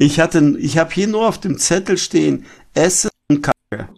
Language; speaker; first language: German; early bilingual, other home language; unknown